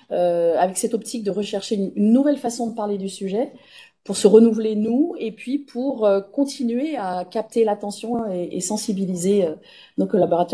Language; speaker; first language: French; native; French